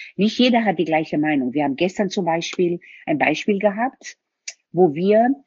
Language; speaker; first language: German; non-native, fluent; Hebrew